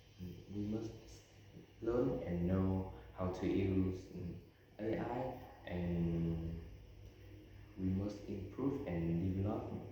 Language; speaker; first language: English; non-native, learner; Vietnamese